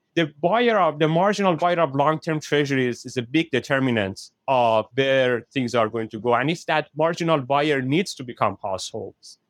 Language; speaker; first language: English; non-native, fluent; Persian